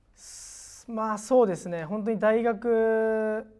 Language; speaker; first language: Japanese; native; Japanese